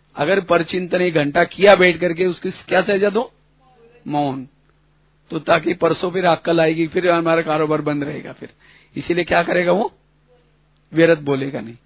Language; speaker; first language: Hindi; non-native, local second language; Marathi